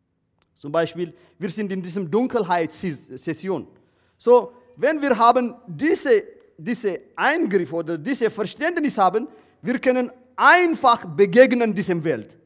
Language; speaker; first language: German; non-native, learner; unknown